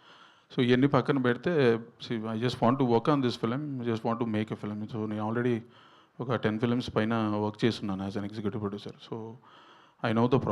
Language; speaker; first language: Telugu; native; Telugu